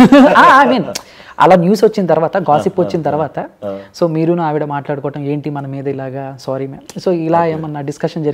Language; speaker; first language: Telugu; native; Telugu